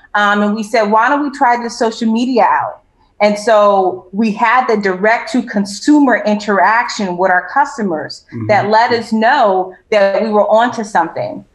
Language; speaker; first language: English; native; English